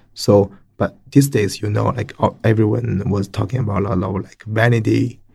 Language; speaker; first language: English; non-native, fluent; Chinese